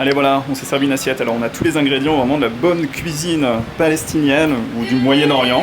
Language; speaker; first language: French; native; French